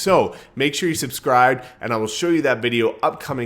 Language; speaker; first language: English; native; English